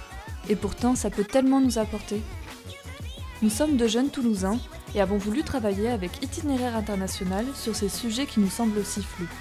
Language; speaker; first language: French; native; French